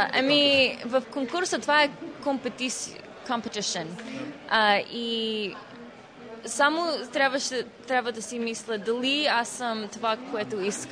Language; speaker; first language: Bulgarian; early bilingual, heritage; Bulgarian